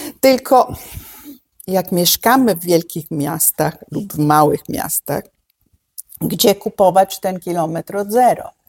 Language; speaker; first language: Polish; non-native, fluent; Italian